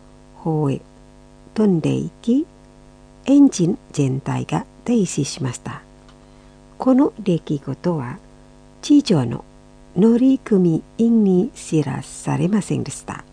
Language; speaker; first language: Japanese; non-native, fluent; Indonesian